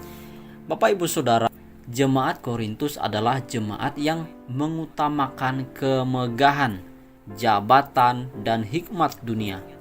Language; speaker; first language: Indonesian; native; Indonesian